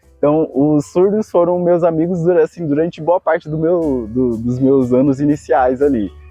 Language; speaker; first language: Portuguese; native; Portuguese